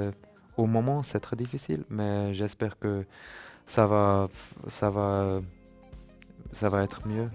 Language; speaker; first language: French; non-native, learner; German